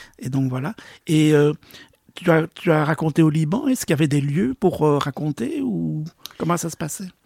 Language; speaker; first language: French; native; French